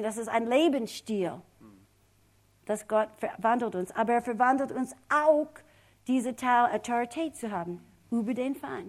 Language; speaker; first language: German; non-native, fluent; English